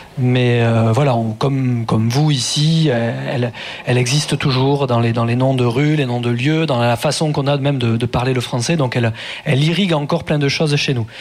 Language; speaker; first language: French; native; French